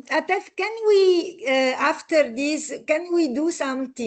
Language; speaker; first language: English; non-native, fluent; Italian